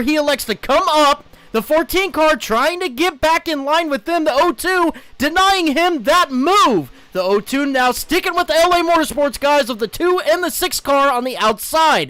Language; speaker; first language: English; native; English